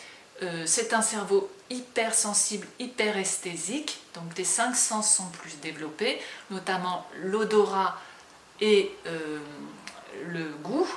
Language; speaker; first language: French; native; French